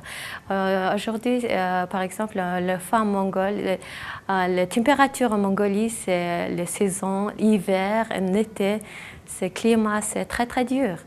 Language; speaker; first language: French; non-native, learner; Mongolian